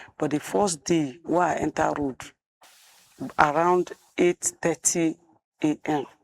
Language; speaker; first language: Nigerian Pidgin; non-native, local second language; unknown